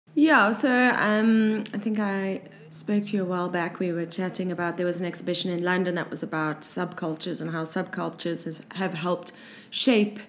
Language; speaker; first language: English; native; English